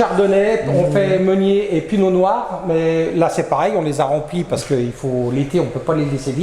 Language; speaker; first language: French; native; French